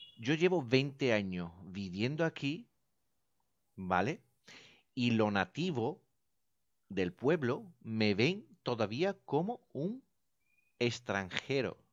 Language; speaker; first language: Spanish; non-native, fluent; Italian